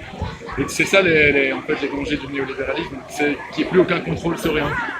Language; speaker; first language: French; native; French